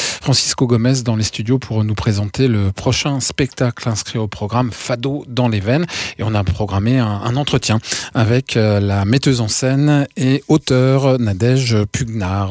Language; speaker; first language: French; native; French